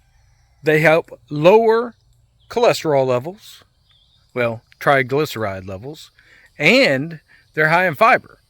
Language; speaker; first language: English; native; English